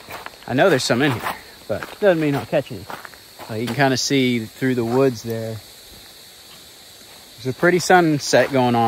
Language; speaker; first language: English; native; English